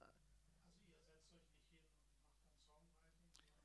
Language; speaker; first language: German; native; German